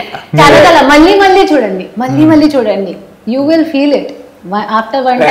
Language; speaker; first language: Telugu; non-native, learner; Hindi